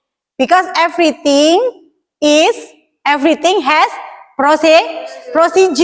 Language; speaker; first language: English; non-native, learner; Indonesian